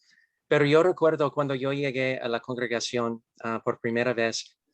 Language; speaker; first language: Spanish; non-native, fluent; English